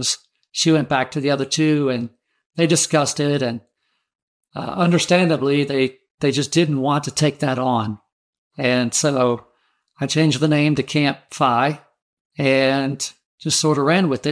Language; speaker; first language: English; native; English